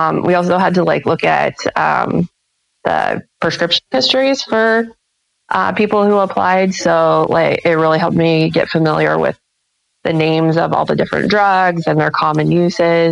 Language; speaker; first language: English; native; English